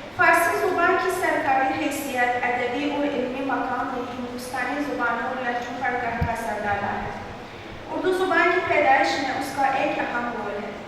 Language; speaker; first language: Urdu; non-native, fluent; Persian